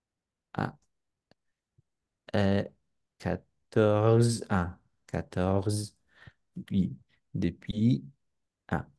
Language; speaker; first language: French; non-native, learner; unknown